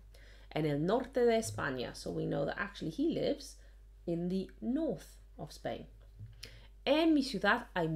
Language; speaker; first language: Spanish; non-native, fluent; English